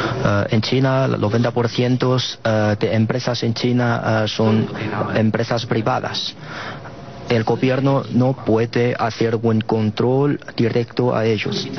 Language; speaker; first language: Spanish; non-native, fluent; Chinese